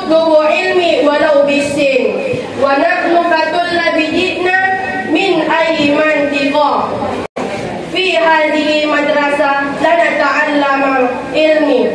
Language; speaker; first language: Arabic; non-native, learner; Indonesian